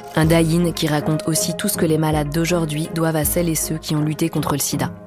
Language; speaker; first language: French; native; French